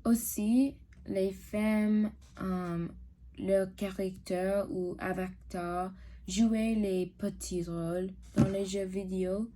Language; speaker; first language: French; non-native, learner; English